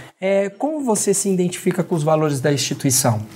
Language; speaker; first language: Portuguese; native; Portuguese